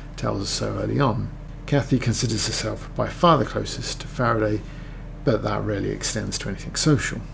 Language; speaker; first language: English; native; English